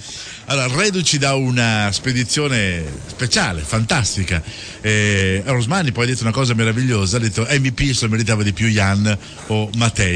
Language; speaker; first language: Italian; native; Italian